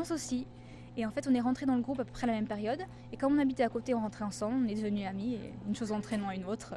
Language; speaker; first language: French; native; French